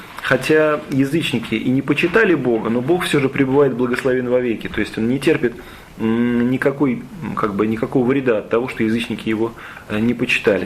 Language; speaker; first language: Russian; native; Russian